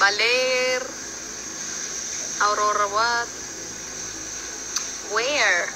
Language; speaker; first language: English; non-native, local second language; Filipino